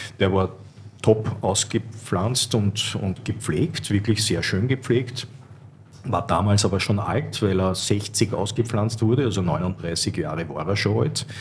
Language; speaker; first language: German; native; German